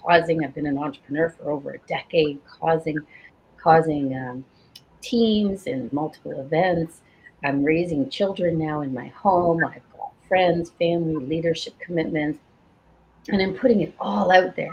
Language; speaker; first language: English; native; English